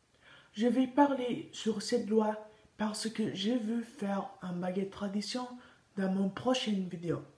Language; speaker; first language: French; non-native, learner; Spanish